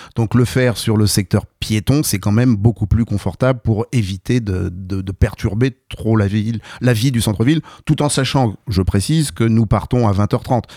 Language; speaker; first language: French; native; French